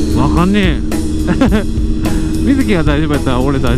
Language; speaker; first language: Japanese; native; Japanese